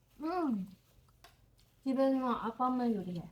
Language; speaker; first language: Korean; non-native, learner; Burmese